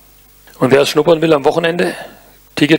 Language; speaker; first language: German; native; German